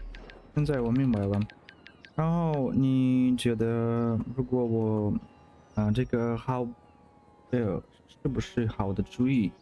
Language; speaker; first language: Chinese; non-native, learner; Russian